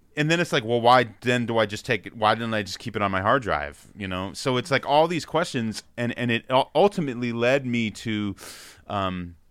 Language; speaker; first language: English; native; English